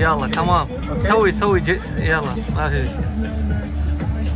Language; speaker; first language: Arabic; non-native, learner; Urdu